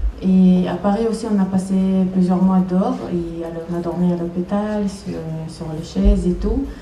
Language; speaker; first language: French; non-native, learner; Chechen